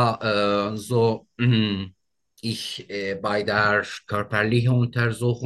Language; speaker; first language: German; non-native, learner; Turkish